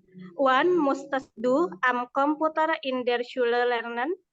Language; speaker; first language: German; non-native, learner; Indonesian